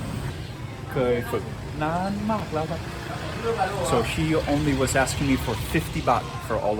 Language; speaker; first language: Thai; non-native, learner; English